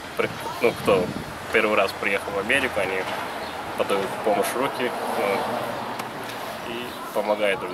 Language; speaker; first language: Russian; non-native, local second language; Uzbek